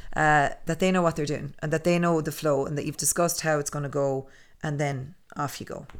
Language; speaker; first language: English; native; English